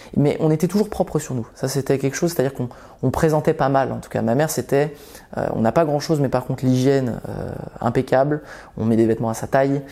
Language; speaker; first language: French; early bilingual, other home language; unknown